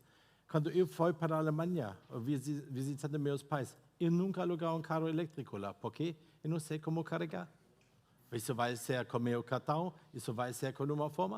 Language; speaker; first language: Portuguese; non-native, fluent; German